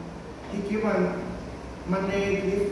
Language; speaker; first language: English; non-native, learner; Thai